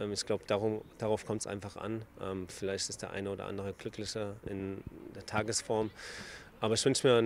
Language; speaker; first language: German; native; German